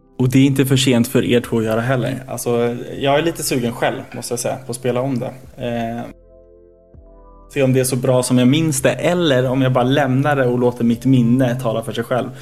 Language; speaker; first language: Swedish; native; Swedish